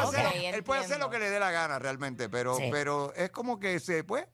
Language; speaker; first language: Spanish; native; Spanish